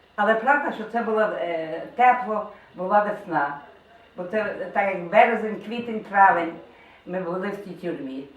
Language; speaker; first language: Ukrainian; native; Ukrainian